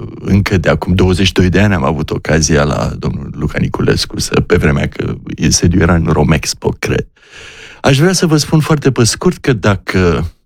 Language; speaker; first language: Romanian; native; Romanian